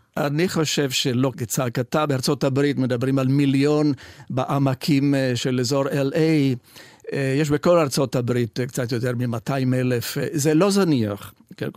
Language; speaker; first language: Hebrew; non-native, fluent; Italian